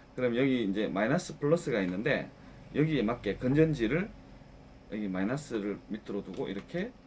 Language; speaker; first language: Korean; native; Korean